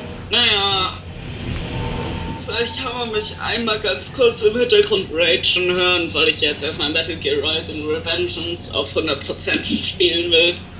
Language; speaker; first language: German; native; German